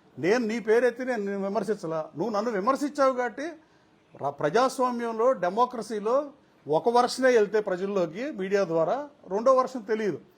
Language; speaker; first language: Telugu; native; Telugu